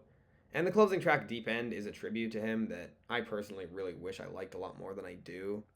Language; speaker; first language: English; native; English